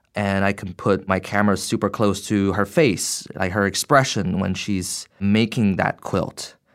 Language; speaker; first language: English; non-native, fluent; Chinese